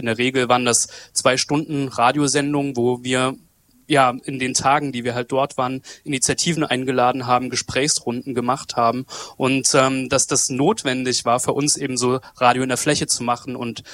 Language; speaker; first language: German; native; German